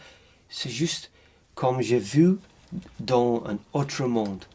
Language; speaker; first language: French; non-native, learner; English